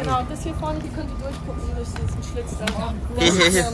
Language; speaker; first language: German; native; German